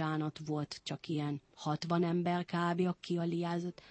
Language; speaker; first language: Hungarian; non-native, fluent; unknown